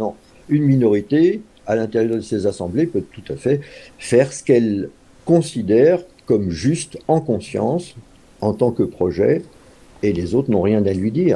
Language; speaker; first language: French; native; French